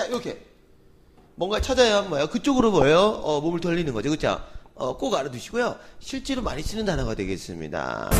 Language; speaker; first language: Korean; native; Korean